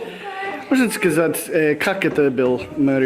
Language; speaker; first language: Russian; non-native, learner; English